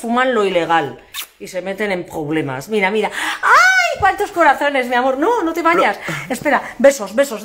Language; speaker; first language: Spanish; native; Spanish